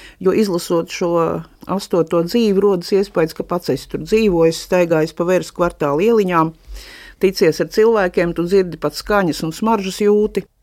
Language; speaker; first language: Latvian; native; Latvian